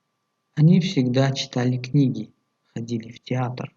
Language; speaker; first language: Russian; non-native, local second language; Tajik